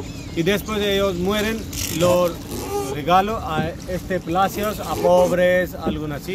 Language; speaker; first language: Spanish; non-native, learner; Hindi